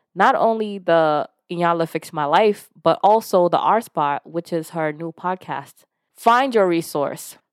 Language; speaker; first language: English; early bilingual, other home language; Yoruba